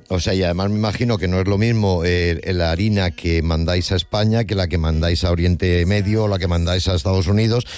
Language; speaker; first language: Spanish; native; Spanish